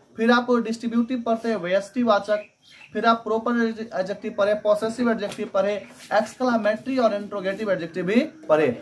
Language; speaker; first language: Hindi; native; Hindi